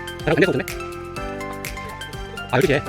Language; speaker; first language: Korean; native; Korean